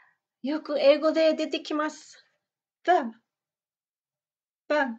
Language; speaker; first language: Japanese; non-native, fluent; English